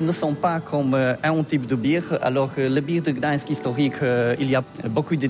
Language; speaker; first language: French; non-native, fluent; Polish